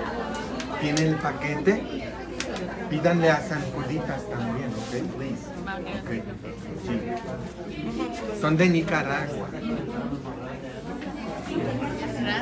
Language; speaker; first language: Spanish; non-native, fluent; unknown